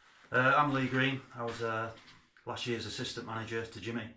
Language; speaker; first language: English; native; English